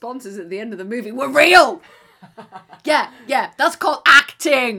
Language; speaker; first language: English; native; English